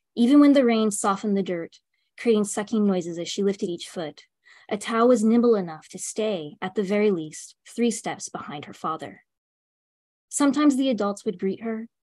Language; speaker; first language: English; native; English